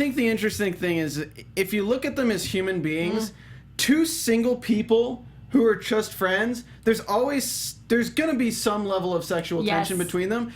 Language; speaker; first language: English; native; English